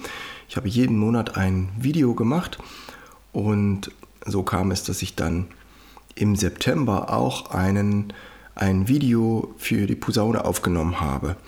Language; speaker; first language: German; native; German